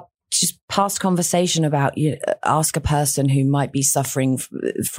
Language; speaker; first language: English; native; English